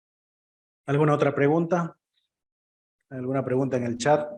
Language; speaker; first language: Spanish; native; Spanish